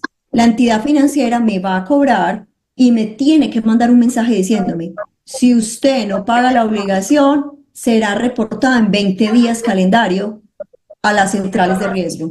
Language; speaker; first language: Spanish; native; Spanish